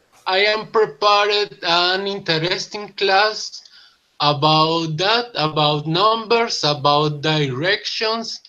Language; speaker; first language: English; non-native, learner; Spanish